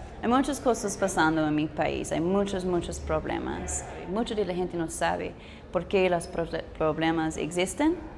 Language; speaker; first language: Spanish; non-native, learner; English